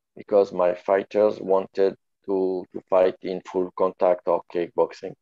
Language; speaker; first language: English; non-native, learner; French